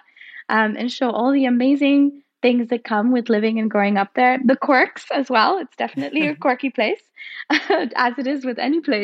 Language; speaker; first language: English; non-native, local second language; Hindi